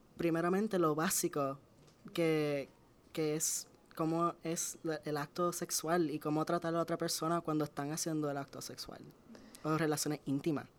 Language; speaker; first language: Spanish; native; Spanish